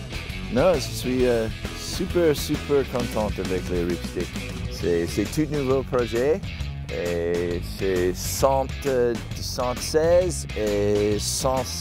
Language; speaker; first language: French; non-native, learner; English